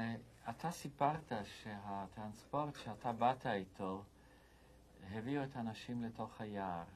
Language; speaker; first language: Hebrew; native; Hebrew